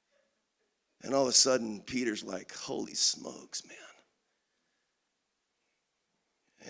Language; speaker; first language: English; native; English